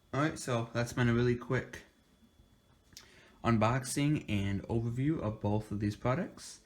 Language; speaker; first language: English; native; English